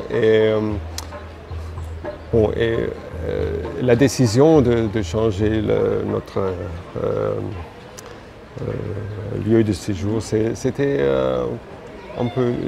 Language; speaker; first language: French; non-native, fluent; German